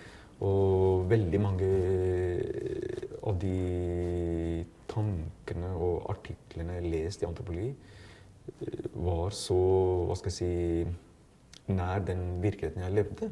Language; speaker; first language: Norwegian; non-native, fluent; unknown